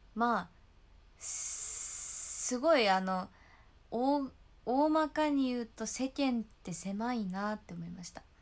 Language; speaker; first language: Japanese; native; Japanese